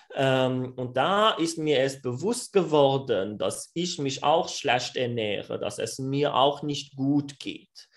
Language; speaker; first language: German; non-native, fluent; French